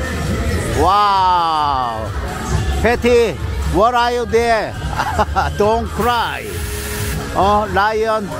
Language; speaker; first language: English; non-native, learner; Korean